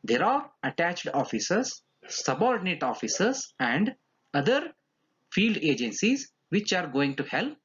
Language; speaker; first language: English; non-native, local second language; Kannada